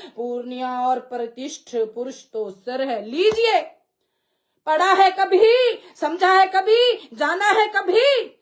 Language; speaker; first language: Hindi; non-native, local second language; Punjabi